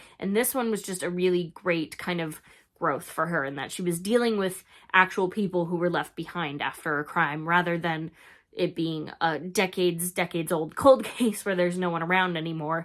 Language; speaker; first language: English; native; English